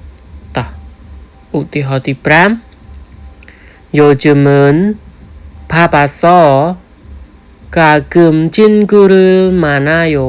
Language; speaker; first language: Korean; non-native, fluent; Khmer